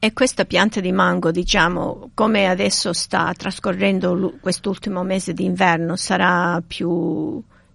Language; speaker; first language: Italian; early bilingual, heritage; Italian